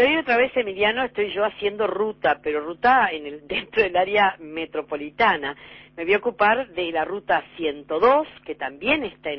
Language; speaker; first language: Spanish; native; Spanish